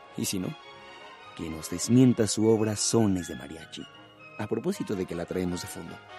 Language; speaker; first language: Spanish; native; Spanish